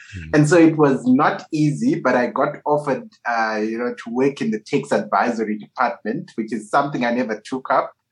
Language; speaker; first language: English; non-native, local second language; Shona